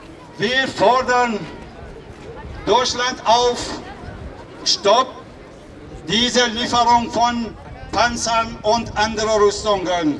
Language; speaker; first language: German; non-native, fluent; Kurdish